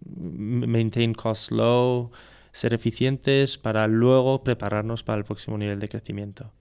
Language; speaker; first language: Spanish; non-native, fluent; French